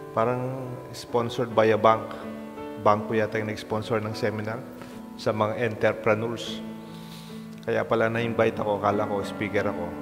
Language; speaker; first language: Filipino; non-native, local second language; Pampanga